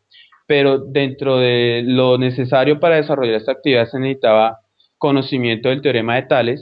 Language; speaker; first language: Spanish; native; Spanish